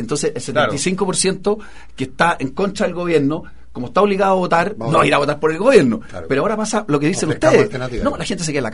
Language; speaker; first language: Spanish; native; Spanish